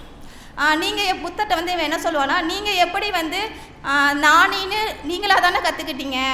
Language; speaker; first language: Tamil; native; Tamil